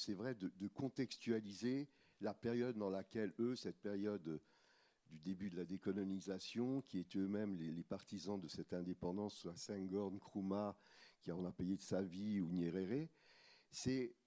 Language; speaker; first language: French; native; French